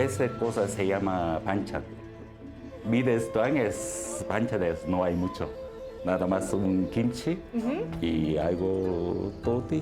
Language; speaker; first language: Spanish; non-native, learner; Korean